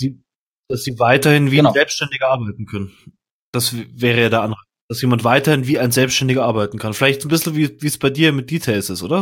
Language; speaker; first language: German; native; German